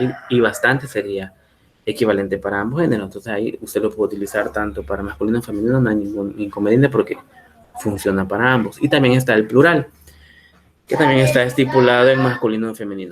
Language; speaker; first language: Spanish; native; Spanish